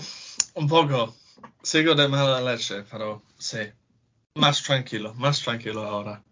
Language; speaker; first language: Spanish; non-native, learner; English